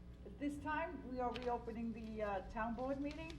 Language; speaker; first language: English; native; English